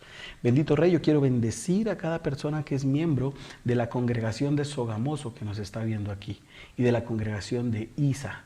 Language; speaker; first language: Spanish; native; Spanish